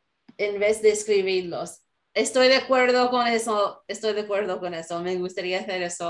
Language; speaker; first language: Spanish; non-native, learner; English